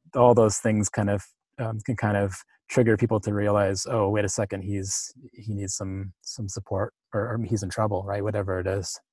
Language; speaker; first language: English; native; English